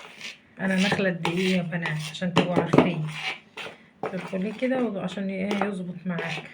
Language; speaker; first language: Arabic; native; Arabic